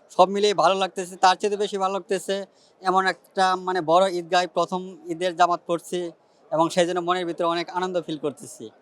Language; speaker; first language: Bangla; native; Bangla